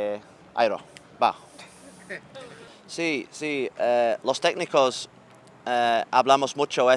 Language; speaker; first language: Spanish; non-native, learner; English